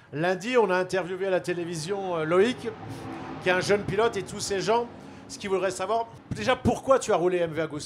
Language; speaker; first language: French; native; French